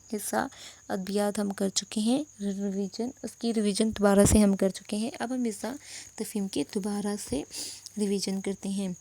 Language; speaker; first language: Urdu; non-native, local second language; Pashto